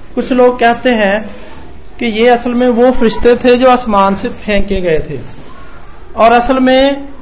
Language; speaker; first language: Urdu; non-native, local second language; Punjabi